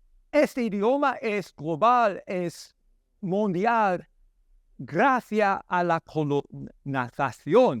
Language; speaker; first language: Spanish; non-native, learner; English